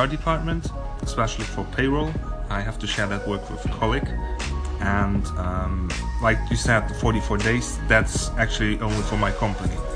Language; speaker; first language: English; non-native, learner; Luxembourgish